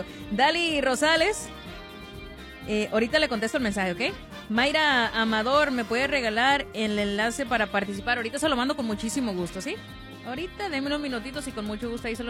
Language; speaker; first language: Spanish; native; Spanish